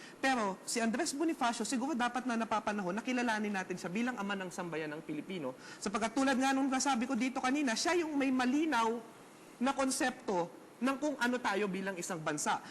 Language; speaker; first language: Filipino; native; Filipino